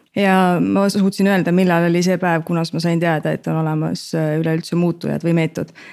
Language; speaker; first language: Estonian; native; Estonian